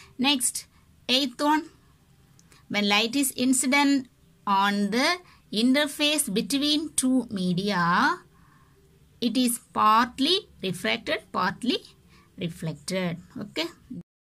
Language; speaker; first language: English; non-native, local second language; Tamil